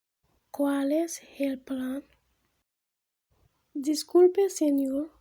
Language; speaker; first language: Spanish; non-native, fluent; Haitian Creole